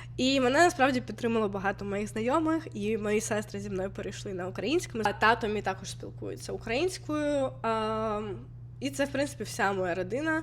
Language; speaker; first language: Ukrainian; non-native, local second language; Russian